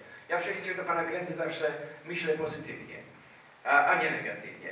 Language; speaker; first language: Polish; native; Polish